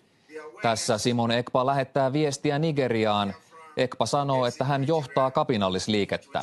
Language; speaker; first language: Finnish; native; Finnish